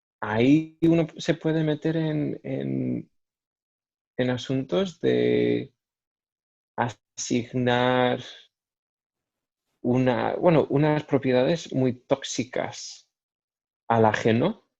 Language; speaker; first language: Spanish; non-native, fluent; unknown